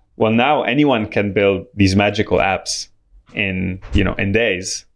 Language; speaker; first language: English; non-native, fluent; Arabic